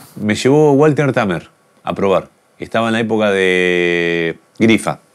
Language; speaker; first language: Spanish; native; Spanish